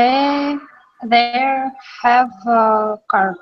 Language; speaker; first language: English; non-native, learner; Russian